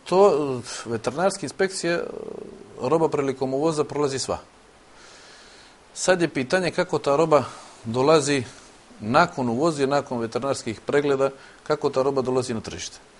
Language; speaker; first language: Serbian; native; Serbian